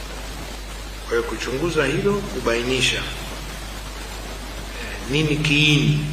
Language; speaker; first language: Swahili; native; Swahili